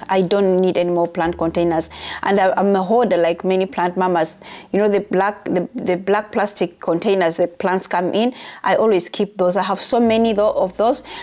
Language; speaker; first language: English; non-native, local second language; Ganda